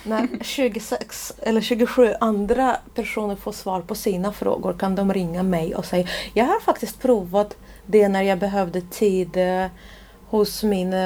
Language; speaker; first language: Swedish; non-native, fluent; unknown